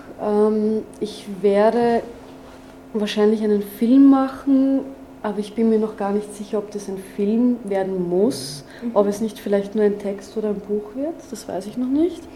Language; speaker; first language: German; non-native, local second language; Slovenian